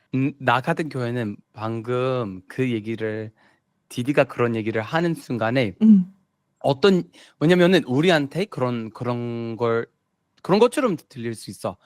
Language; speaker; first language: Korean; non-native, fluent; English